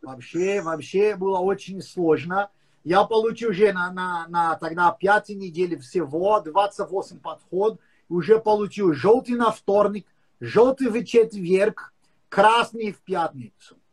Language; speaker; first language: Russian; non-native, learner; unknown